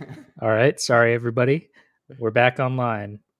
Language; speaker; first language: English; native; English